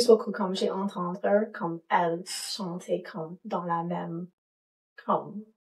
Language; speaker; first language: French; non-native, learner; English